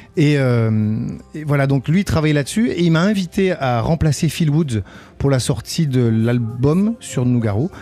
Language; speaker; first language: French; native; French